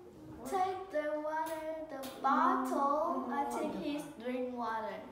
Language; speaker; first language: English; non-native, learner; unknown